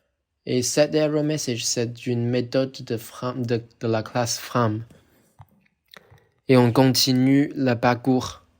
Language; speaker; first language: French; non-native, fluent; Chinese